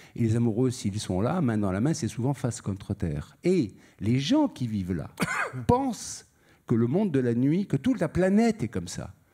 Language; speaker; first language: French; native; French